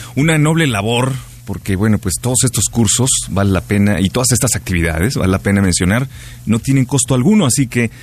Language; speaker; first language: Spanish; native; Spanish